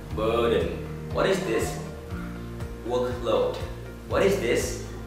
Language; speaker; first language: English; non-native, fluent; Vietnamese